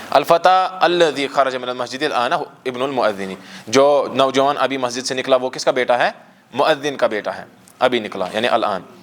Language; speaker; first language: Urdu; non-native, local second language; Kashmiri